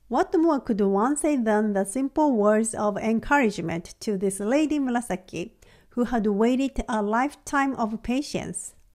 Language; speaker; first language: English; non-native, fluent; Japanese